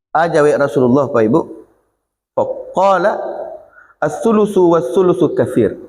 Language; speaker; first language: Malay; non-native, local second language; Minangkabau